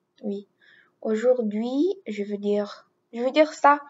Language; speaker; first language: French; non-native, learner; English